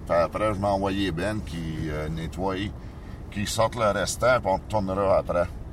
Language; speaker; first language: French; native; French